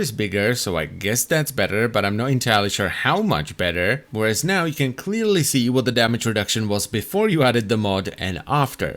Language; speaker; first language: English; non-native, fluent; Czech